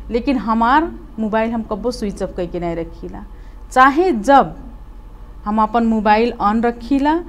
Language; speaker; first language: Bhojpuri; native; Bhojpuri